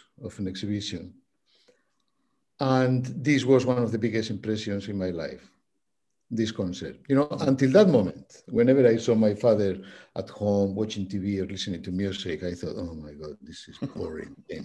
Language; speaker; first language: English; non-native, fluent; Spanish